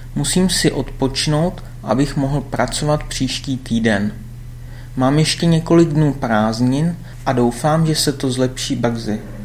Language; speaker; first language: Czech; non-native, fluent; German